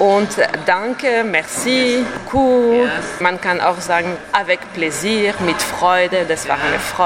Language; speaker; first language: German; non-native, fluent; French